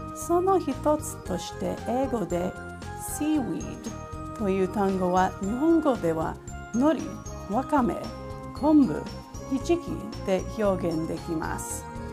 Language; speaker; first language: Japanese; non-native, fluent; English